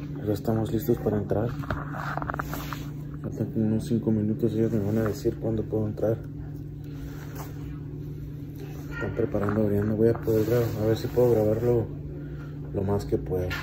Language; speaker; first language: Spanish; native; Spanish